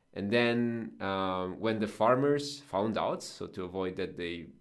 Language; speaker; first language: English; non-native, fluent; Italian